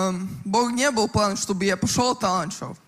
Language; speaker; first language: Russian; non-native, local second language; Latvian